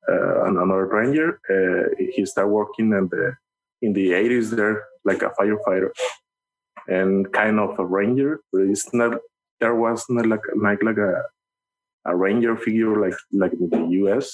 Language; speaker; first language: English; non-native, learner; Spanish